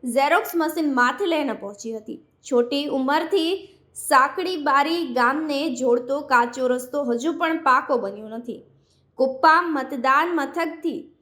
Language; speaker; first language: Gujarati; native; Gujarati